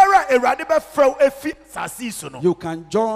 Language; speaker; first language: English; non-native, local second language; Akan